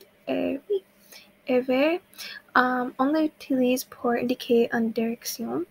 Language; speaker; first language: French; non-native, learner; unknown